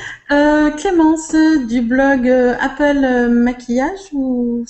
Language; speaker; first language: French; native; French